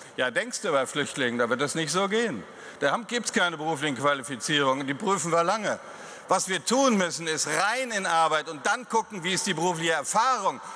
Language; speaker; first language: German; native; German